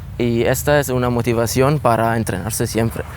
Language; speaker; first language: Spanish; non-native, learner; Italian